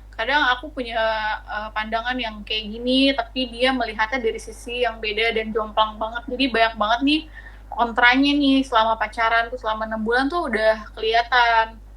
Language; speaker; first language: Indonesian; native; Indonesian